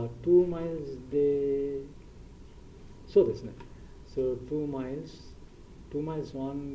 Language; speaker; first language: Japanese; non-native, learner; Bangla